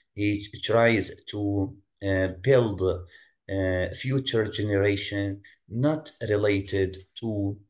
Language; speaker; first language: English; non-native, fluent; Arabic